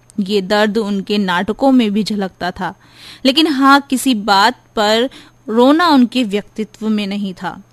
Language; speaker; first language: Hindi; native; Hindi